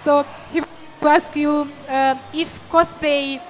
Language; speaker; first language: English; non-native, fluent; Hungarian